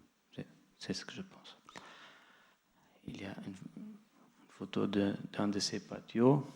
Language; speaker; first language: French; non-native, fluent; Portuguese